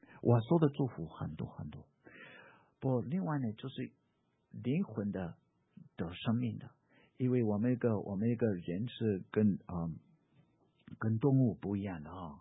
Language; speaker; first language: Chinese; non-native, fluent; English